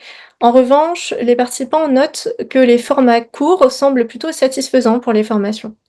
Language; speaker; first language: French; native; French